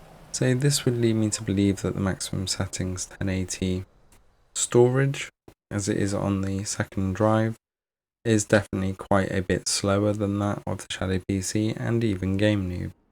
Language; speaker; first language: English; native; English